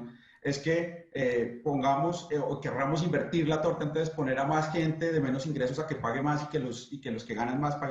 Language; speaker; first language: Spanish; native; Spanish